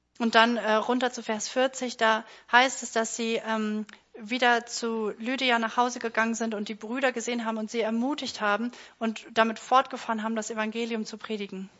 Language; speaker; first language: German; native; German